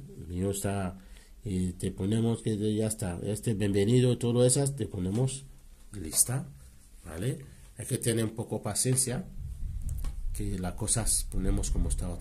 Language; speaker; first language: Spanish; non-native, learner; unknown